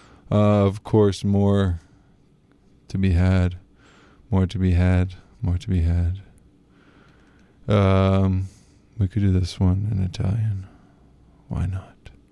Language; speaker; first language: English; native; English